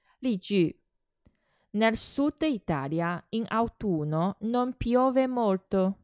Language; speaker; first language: Italian; non-native, fluent; Chinese